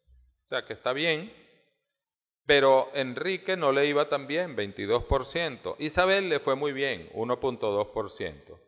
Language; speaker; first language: Spanish; native; Spanish